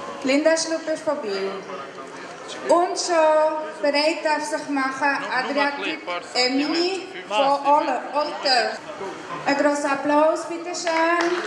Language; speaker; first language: German; native; German